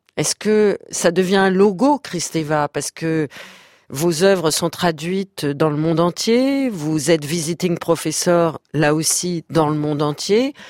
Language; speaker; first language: French; native; French